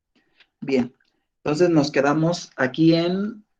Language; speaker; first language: Spanish; native; Spanish